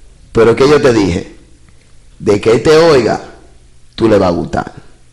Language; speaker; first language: Spanish; early bilingual, heritage; Spanish